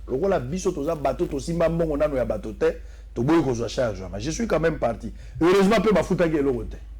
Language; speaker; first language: Lingala; native; Lingala